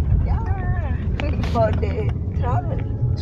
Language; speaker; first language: English; non-native, learner; Spanish